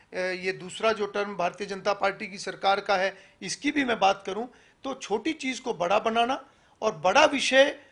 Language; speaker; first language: Hindi; native; Hindi